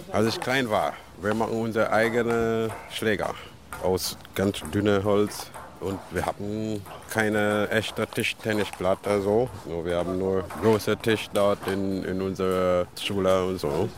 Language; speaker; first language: German; non-native, learner; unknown